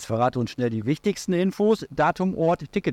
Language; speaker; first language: German; native; German